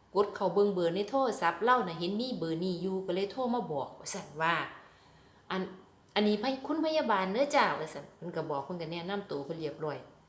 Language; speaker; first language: Thai; native; Thai